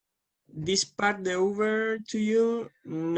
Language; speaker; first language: English; non-native, learner; Spanish